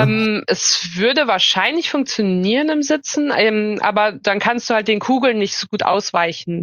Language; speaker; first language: German; native; German